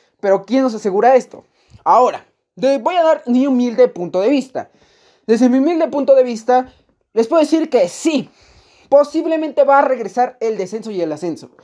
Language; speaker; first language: Spanish; native; Spanish